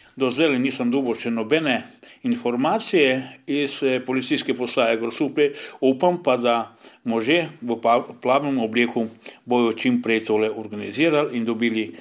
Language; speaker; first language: Slovenian; non-native, local second language; Romany